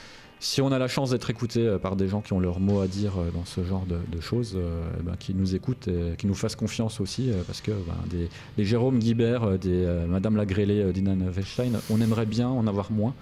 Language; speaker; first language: French; native; French